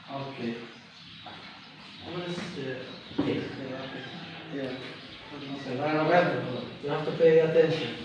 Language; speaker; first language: English; non-native, learner; Indonesian